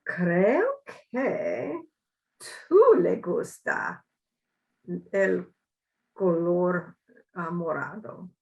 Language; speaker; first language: Spanish; non-native, learner; English